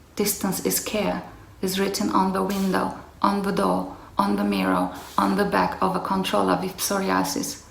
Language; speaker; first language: English; non-native, fluent; Romanian